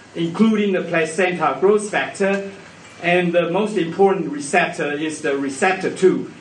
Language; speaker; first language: English; non-native, fluent; Chinese